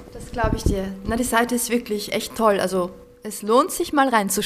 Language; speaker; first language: German; native; German